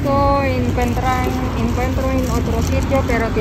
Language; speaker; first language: Spanish; non-native, learner; Filipino